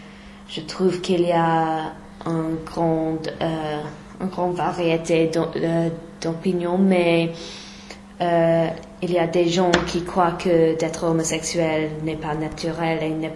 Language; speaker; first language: French; non-native, fluent; English